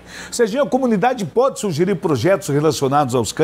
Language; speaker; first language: Portuguese; native; Portuguese